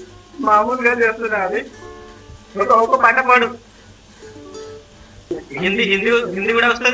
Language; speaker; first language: Telugu; non-native, local second language; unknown